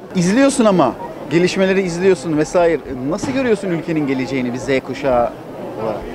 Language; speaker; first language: Turkish; native; Turkish